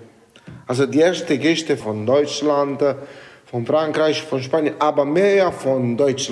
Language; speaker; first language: German; non-native, learner; Italian